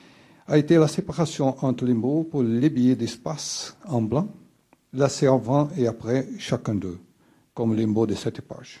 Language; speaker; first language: French; non-native, fluent; Portuguese